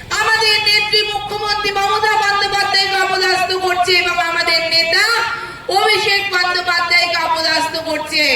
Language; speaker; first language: Bangla; native; Bangla